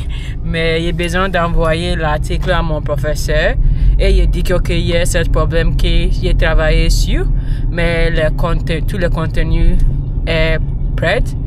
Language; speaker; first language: French; non-native, learner; English